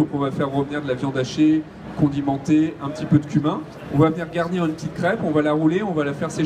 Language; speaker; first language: French; native; French